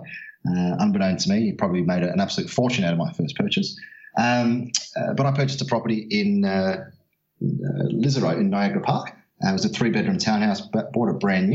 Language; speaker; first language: English; native; English